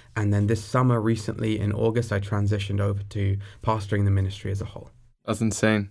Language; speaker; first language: English; native; English